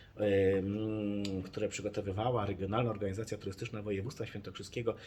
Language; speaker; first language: Polish; native; Polish